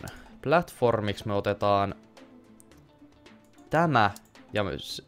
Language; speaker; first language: Finnish; native; Finnish